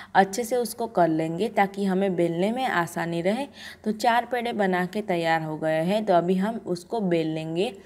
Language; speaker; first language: Hindi; non-native, local second language; Gujarati